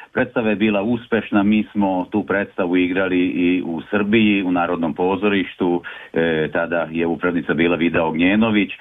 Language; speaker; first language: Serbian; early bilingual, heritage; Serbian